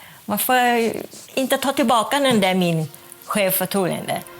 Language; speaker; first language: Swedish; non-native, fluent; Thai